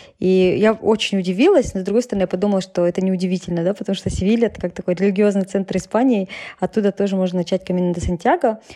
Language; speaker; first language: Russian; native; Russian